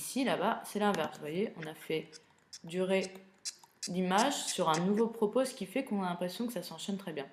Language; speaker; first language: French; native; French